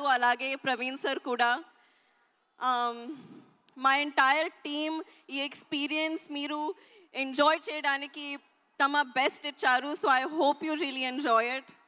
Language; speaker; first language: Telugu; non-native, learner; Hindi